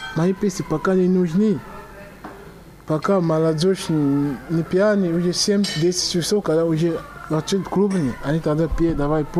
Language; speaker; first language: Russian; non-native, learner; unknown